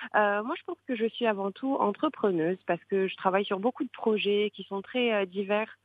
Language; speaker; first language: French; non-native, local second language; Arabic